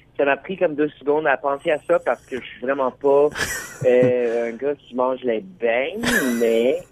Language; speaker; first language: French; non-native, local second language; English